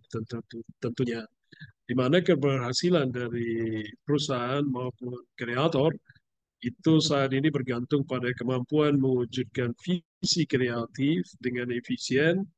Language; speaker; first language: Indonesian; native; Indonesian